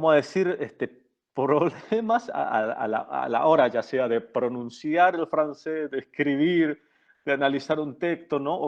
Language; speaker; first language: Spanish; non-native, local second language; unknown